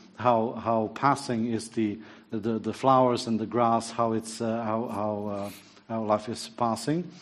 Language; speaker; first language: English; non-native, fluent; Czech